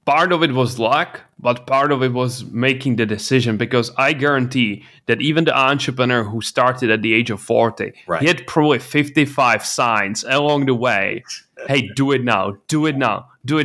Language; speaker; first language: English; non-native, fluent; Czech